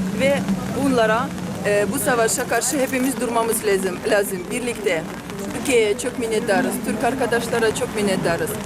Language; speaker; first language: Turkish; non-native, fluent; Ukrainian